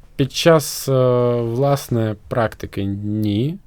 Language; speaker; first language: Ukrainian; non-native, local second language; Russian